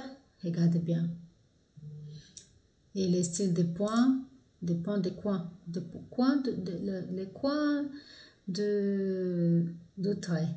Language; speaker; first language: French; non-native, fluent; Portuguese